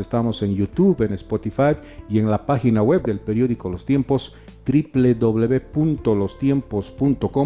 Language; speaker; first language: Spanish; native; Spanish